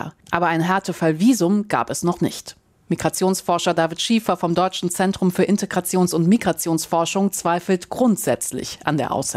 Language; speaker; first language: German; native; German